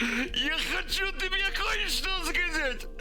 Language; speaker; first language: Russian; non-native, learner; English